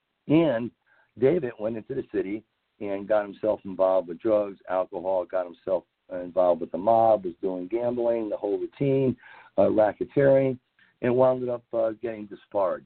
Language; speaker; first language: English; native; English